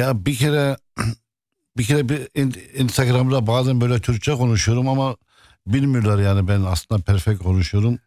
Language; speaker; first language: Turkish; early bilingual, other home language; Arabic